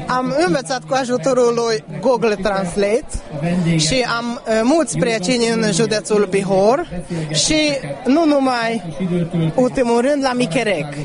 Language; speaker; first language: Romanian; non-native, learner; Hungarian